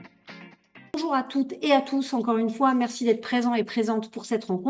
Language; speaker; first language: French; native; French